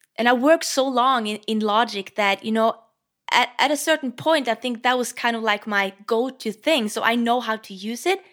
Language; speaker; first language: English; non-native, fluent; Norwegian